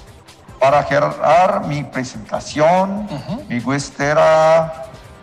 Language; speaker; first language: Spanish; non-native, learner; Indonesian